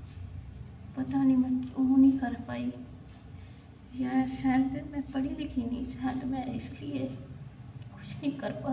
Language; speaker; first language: Hindi; native; Hindi